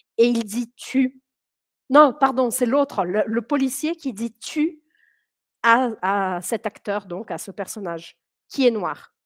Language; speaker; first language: French; early bilingual, heritage; French